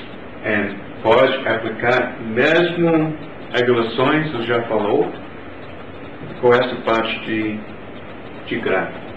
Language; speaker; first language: Portuguese; non-native, learner; English